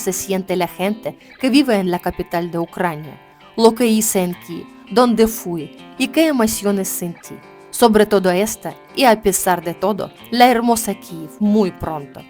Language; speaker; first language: Spanish; non-native, learner; Ukrainian